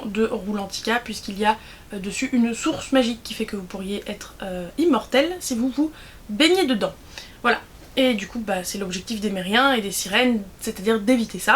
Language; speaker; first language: French; native; French